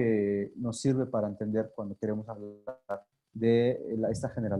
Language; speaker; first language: Spanish; non-native, local second language; Zapotec